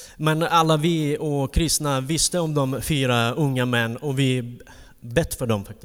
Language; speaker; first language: Swedish; non-native, fluent; Ukrainian